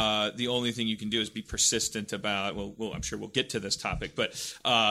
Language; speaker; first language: English; native; English